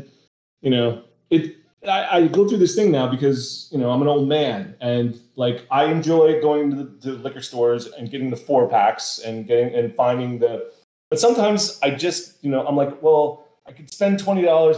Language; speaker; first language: English; native; English